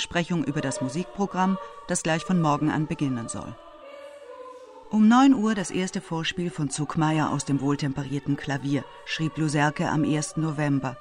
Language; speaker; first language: German; native; German